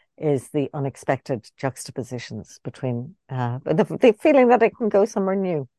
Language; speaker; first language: English; native; English